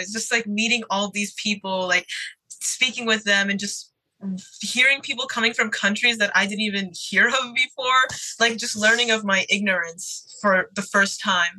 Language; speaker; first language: English; native; English